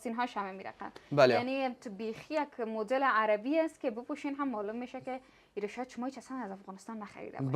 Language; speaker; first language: Persian; native; Persian